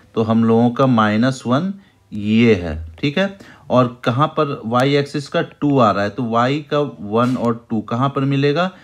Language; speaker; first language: Hindi; native; Hindi